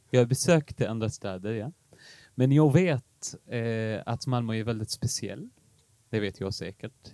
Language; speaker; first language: Swedish; non-native, fluent; Arabic